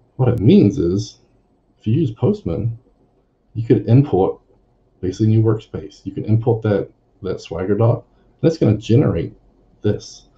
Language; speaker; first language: English; native; English